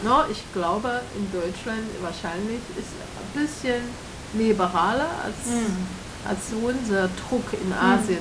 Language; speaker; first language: German; non-native, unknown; Chinese